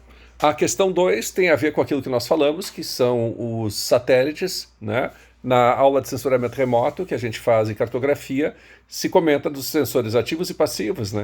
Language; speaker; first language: Portuguese; native; Portuguese